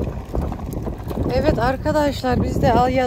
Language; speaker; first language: Turkish; early bilingual, heritage; Turkish